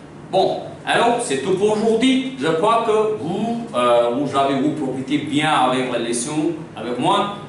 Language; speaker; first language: French; non-native, fluent; Hindi